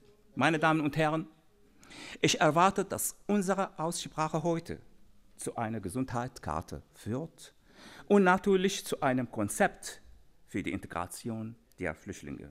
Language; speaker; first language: German; non-native, fluent; Arabic